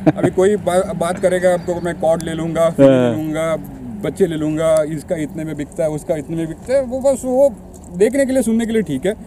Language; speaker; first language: Hindi; non-native, local second language; Marathi